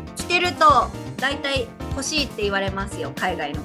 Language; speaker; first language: Japanese; native; Japanese